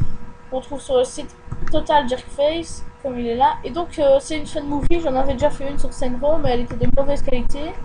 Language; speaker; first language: French; native; French